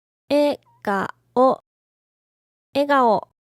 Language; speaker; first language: Japanese; native; Japanese